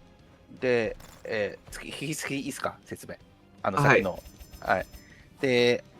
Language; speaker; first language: Japanese; non-native, fluent; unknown